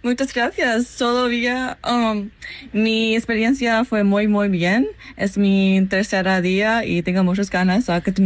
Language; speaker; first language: Spanish; non-native, learner; English